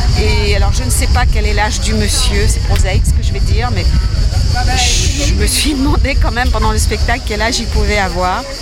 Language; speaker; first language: French; native; French